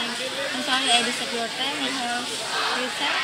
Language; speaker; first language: English; non-native, learner; Indonesian